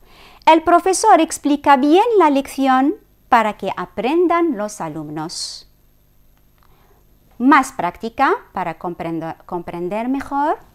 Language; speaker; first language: Spanish; non-native, fluent; Arabic